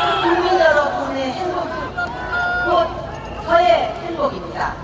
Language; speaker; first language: Korean; native; Korean